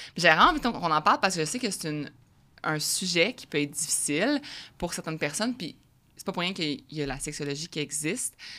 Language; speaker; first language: French; native; French